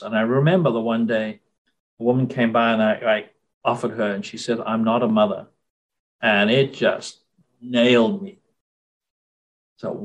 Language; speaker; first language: English; native; English